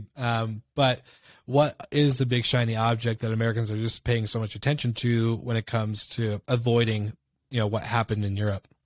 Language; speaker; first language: English; native; English